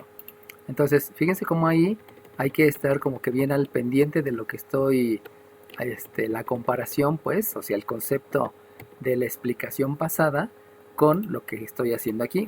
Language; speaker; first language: Spanish; native; Spanish